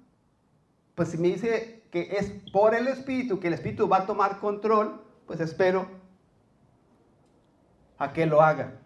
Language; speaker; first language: Spanish; native; Spanish